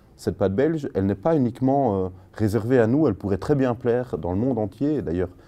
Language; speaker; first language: French; native; French